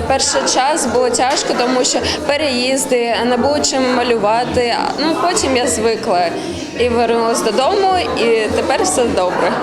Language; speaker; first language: Ukrainian; non-native, local second language; Russian